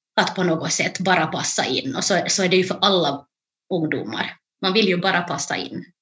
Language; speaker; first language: Swedish; native; Swedish